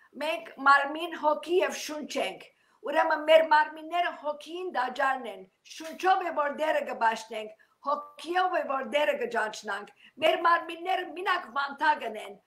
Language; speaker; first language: Armenian; early bilingual, heritage; Armenian